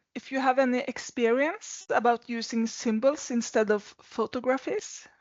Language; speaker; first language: English; non-native, fluent; Norwegian